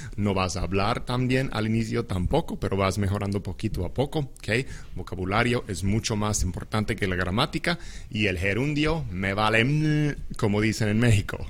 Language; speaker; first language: Spanish; non-native, fluent; English